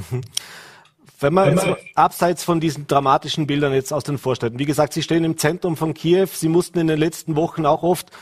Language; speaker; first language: German; native; German